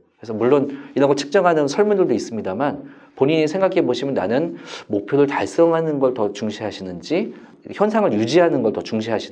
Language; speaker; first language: Korean; native; Korean